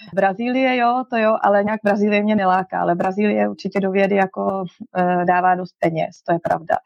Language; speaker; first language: Czech; native; Czech